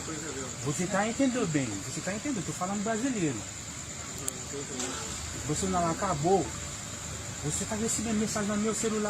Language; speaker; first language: Portuguese; non-native, learner; Haitian Creole